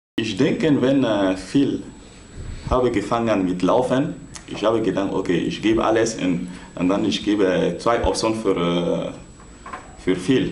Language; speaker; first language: German; non-native, learner; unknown